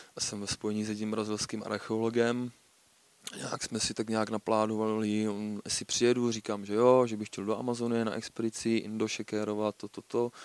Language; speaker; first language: Czech; native; Czech